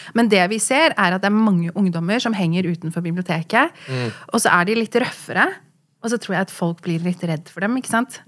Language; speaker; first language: Norwegian; early bilingual, other home language; Kurdish